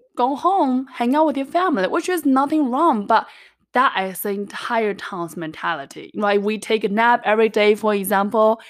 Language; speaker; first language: English; non-native, fluent; Chinese